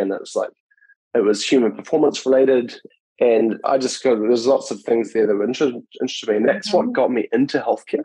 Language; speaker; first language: English; native; English